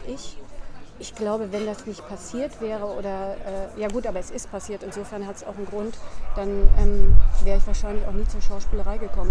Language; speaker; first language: German; native; German